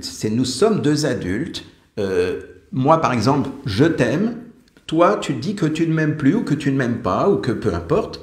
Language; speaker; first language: French; native; French